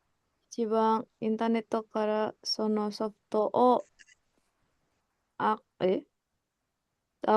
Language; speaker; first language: Japanese; non-native, learner; Indonesian